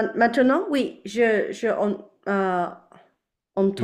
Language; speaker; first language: French; non-native, learner; Chinese